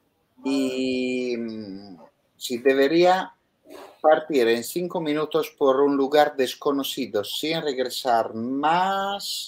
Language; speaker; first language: Spanish; non-native, fluent; Italian